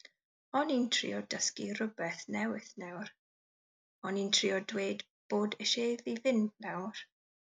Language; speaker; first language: Welsh; non-native, learner; English